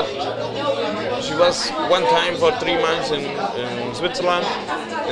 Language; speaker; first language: English; non-native, learner; Swiss German